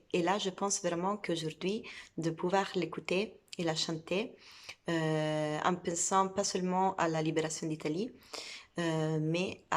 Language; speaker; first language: French; non-native, fluent; Italian